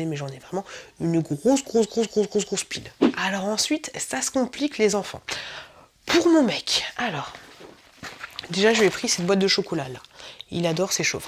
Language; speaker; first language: French; native; French